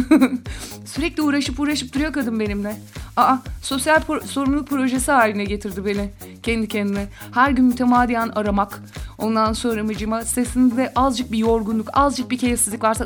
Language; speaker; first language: Turkish; native; Turkish